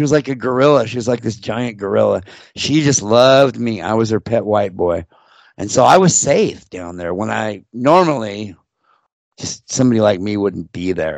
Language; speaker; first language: English; native; English